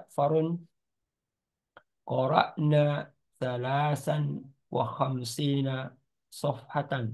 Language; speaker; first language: Arabic; non-native, learner; Indonesian